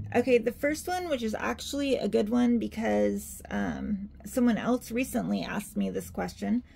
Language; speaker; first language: English; native; English